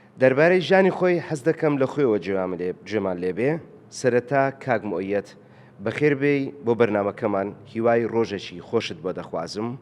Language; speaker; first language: Central Kurdish; native; Central Kurdish